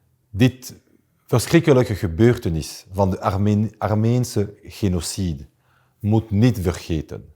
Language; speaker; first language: Dutch; non-native, learner; French